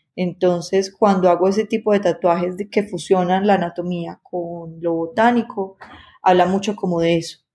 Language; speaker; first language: Spanish; native; Spanish